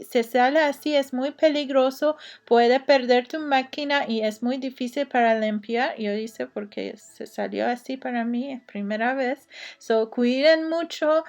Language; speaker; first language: Spanish; non-native, learner; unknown